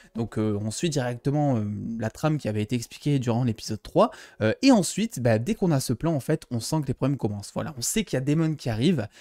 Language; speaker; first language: French; native; French